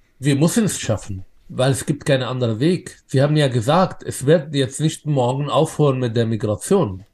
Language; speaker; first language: German; non-native, fluent; Arabic